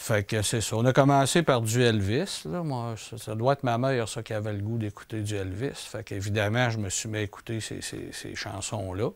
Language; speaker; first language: French; native; French